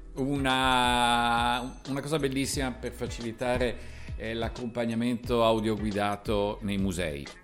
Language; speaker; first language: Italian; native; Italian